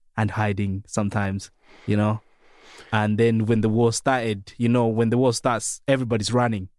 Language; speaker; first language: English; non-native, fluent; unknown